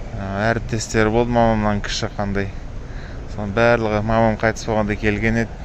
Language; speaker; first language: Kazakh; non-native, local second language; Russian